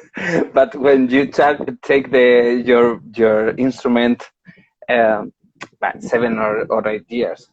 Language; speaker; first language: English; non-native, learner; Spanish